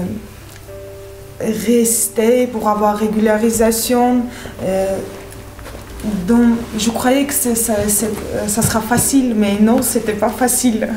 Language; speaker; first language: French; non-native, learner; Armenian